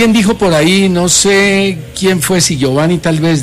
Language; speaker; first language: Spanish; native; Spanish